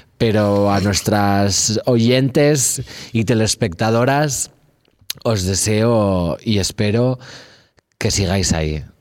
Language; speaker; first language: Spanish; native; Spanish